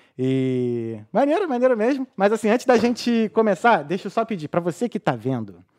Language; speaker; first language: Portuguese; native; Portuguese